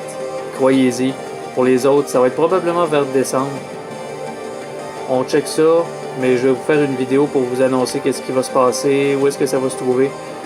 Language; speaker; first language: French; native; French